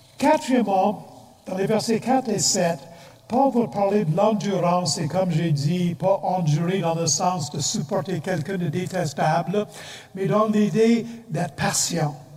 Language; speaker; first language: French; non-native, fluent; English